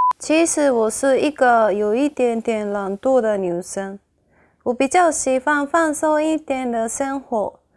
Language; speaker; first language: Chinese; non-native, fluent; Japanese